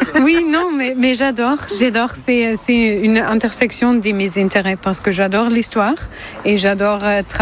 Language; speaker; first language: French; non-native, fluent; German